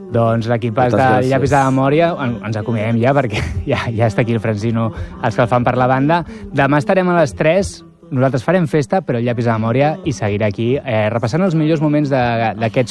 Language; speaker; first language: Catalan; native; Catalan